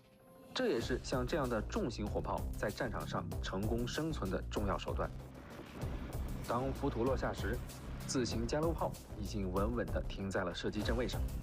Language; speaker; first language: Chinese; native; Chinese